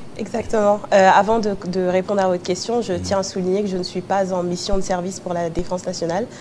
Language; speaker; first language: French; early bilingual, other home language; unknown